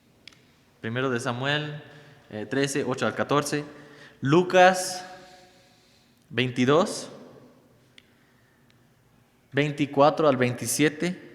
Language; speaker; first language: Spanish; non-native, fluent; English